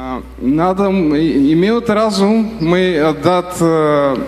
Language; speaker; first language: Russian; non-native, learner; Bulgarian